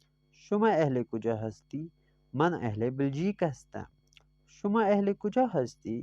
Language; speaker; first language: Persian; non-native, fluent; Urdu